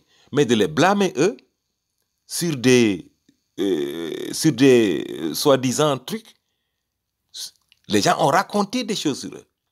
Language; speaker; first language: French; native; French